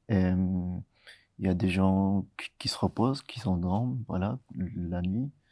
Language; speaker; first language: French; early bilingual, other home language; Tigrinya